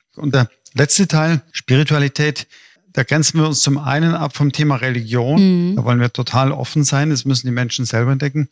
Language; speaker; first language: German; native; German